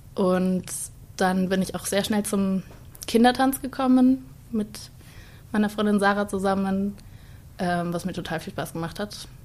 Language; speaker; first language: German; native; German